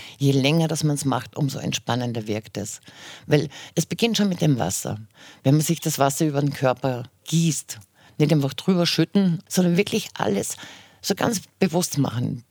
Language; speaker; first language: German; native; German